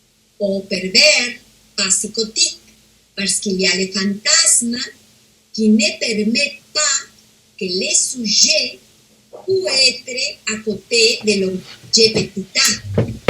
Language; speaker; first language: French; non-native, fluent; Spanish